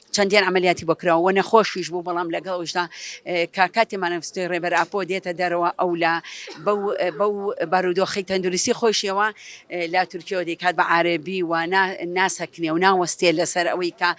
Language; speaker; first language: Central Kurdish; native; Central Kurdish